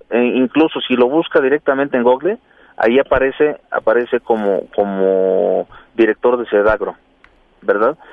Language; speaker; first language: Spanish; native; Spanish